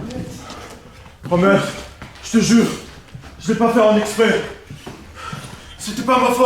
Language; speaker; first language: French; native; French